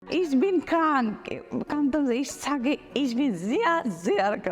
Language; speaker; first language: German; non-native, learner; Bangla